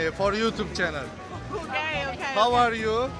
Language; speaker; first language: English; non-native, learner; Turkish